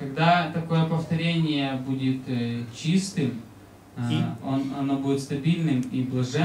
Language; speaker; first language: Russian; native; Russian